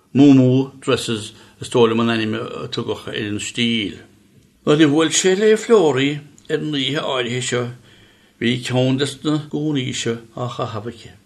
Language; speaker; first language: Irish; native; Irish